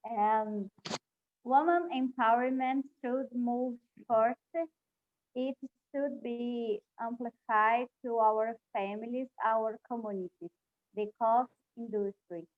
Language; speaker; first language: English; non-native, learner; Portuguese